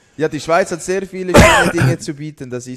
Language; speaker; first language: German; native; German